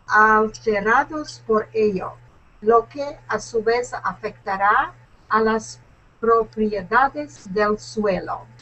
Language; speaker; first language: Spanish; non-native, learner; English